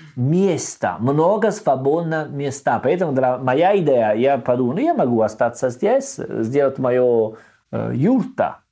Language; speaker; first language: Russian; non-native, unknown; Italian